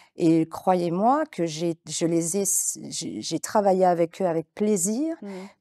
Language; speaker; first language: French; native; French